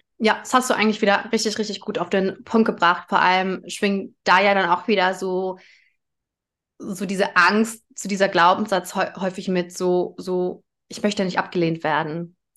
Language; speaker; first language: German; early bilingual, other home language; Russian